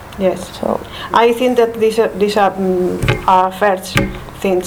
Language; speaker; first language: English; non-native, learner; Spanish